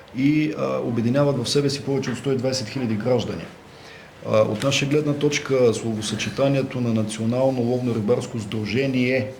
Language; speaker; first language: Bulgarian; native; Bulgarian